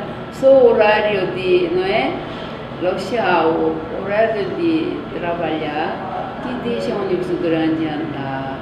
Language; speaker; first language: Portuguese; non-native, learner; Korean